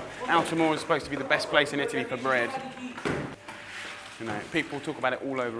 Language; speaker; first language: English; native; English